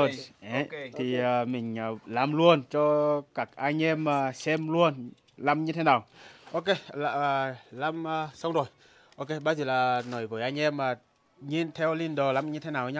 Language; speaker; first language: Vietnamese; non-native, fluent; Portuguese